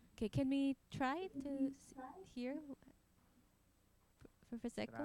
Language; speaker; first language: English; non-native, fluent; Korean